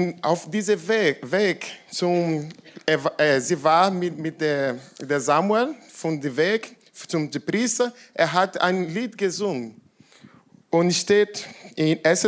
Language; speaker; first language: German; non-native, learner; Portuguese